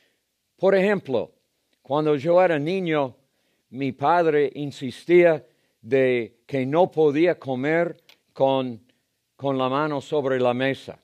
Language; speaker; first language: Spanish; non-native, fluent; English